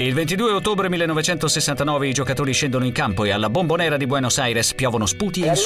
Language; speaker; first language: Italian; native; Italian